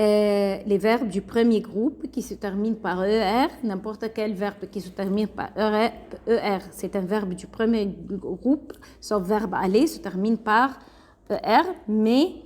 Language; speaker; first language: French; non-native, fluent; Arabic